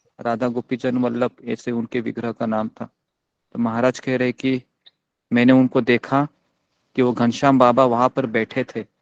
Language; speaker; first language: Hindi; non-native, local second language; Marathi